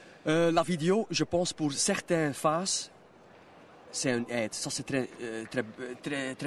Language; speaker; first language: French; non-native, local second language; Dutch